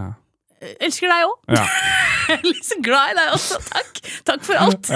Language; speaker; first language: Norwegian; native; Norwegian